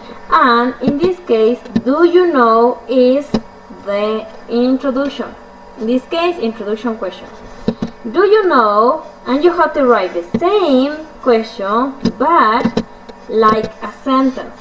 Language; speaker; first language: English; non-native, fluent; Spanish